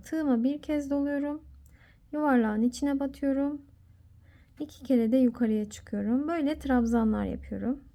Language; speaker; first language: Turkish; native; Turkish